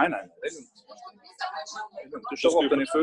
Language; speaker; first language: Swedish; native; Swedish